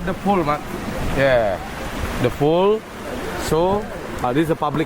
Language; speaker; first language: English; non-native, learner; Indonesian